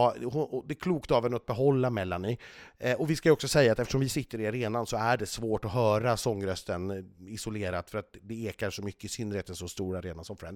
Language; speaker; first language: Swedish; native; Swedish